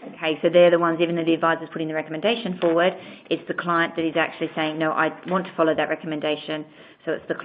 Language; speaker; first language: English; native; English